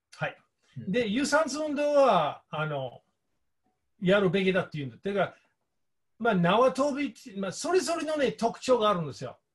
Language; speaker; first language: Japanese; non-native, fluent; English